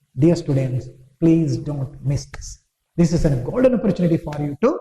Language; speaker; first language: English; non-native, local second language; Kannada